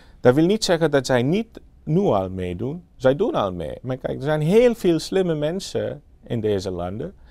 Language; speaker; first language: Dutch; non-native, fluent; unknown